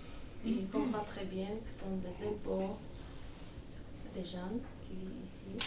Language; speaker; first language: French; non-native, fluent; Armenian